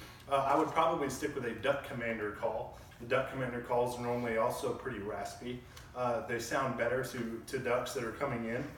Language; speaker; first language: English; native; English